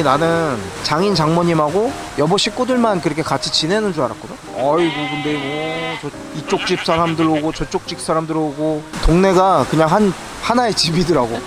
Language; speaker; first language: Korean; native; Korean